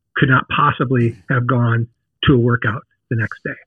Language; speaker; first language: English; native; English